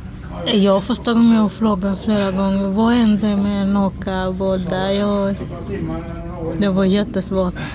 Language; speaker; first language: Swedish; non-native, learner; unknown